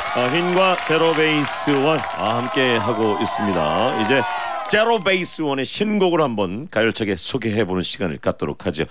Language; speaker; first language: Korean; native; Korean